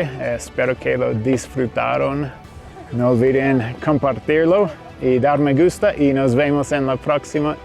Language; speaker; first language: Spanish; non-native, fluent; English